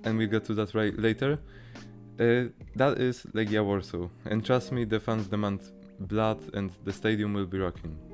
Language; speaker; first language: English; non-native, fluent; Polish